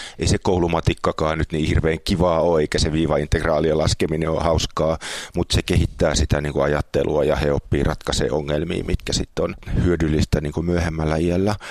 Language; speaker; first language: Finnish; native; Finnish